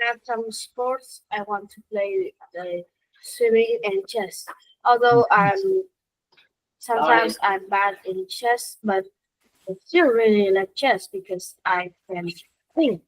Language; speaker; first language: English; non-native, learner; Vietnamese